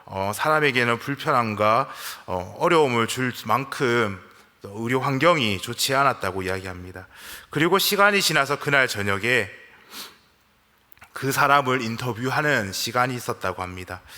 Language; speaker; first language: Korean; native; Korean